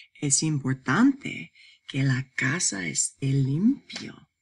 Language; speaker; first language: Spanish; non-native, fluent; English